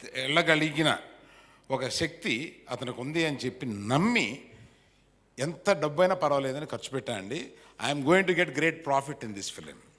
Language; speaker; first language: Telugu; native; Telugu